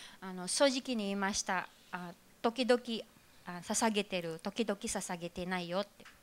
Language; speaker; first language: Japanese; non-native, fluent; Filipino